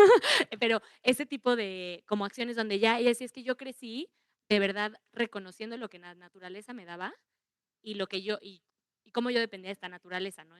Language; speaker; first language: Spanish; native; Spanish